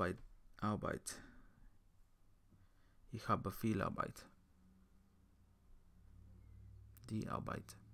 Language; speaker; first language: German; non-native, learner; English